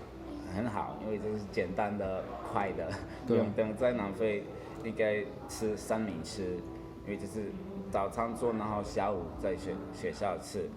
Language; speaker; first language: Chinese; non-native, learner; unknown